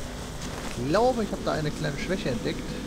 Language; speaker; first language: German; native; German